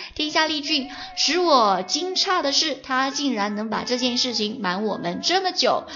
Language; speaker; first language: Chinese; native; Chinese